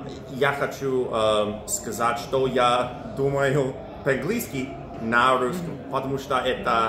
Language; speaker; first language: Russian; non-native, learner; English